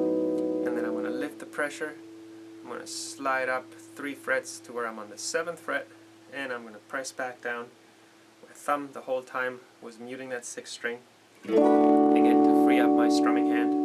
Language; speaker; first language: English; native; English